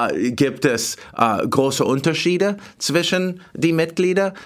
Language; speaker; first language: German; non-native, learner; English